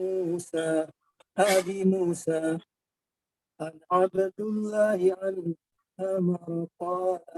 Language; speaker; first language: Arabic; non-native, learner; Indonesian